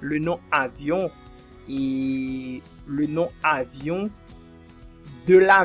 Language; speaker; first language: French; non-native, fluent; Portuguese